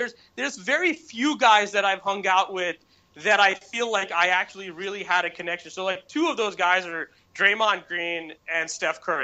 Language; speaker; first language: English; native; English